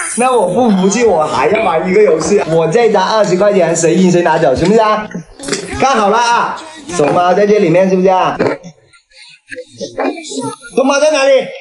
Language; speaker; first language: Chinese; native; Chinese